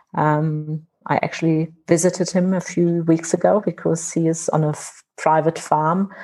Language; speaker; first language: English; non-native, fluent; German